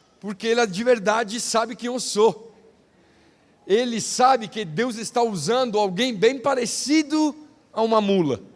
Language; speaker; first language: Portuguese; non-native, fluent; Italian